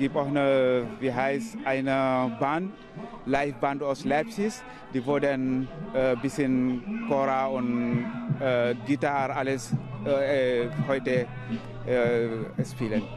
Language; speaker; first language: German; non-native, learner; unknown